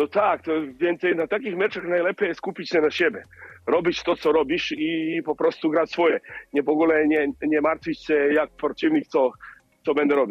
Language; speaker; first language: Polish; non-native, learner; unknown